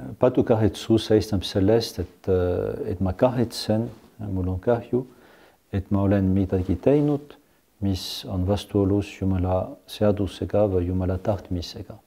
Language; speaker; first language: Estonian; non-native, fluent; French